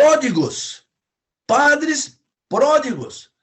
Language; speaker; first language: Spanish; non-native, fluent; Portuguese